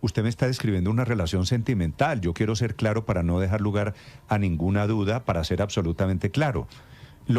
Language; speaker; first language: Spanish; native; Spanish